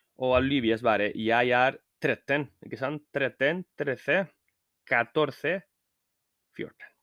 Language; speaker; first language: Norwegian; non-native, learner; Spanish